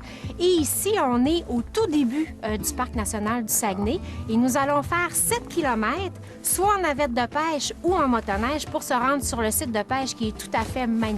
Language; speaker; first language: French; native; French